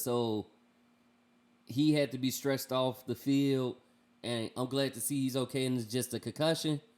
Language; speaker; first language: English; native; English